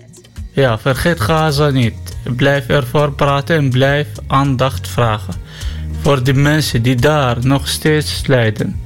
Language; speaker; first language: Dutch; non-native, learner; Arabic